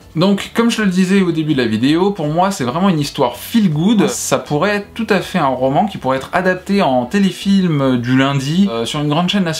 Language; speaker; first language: French; native; French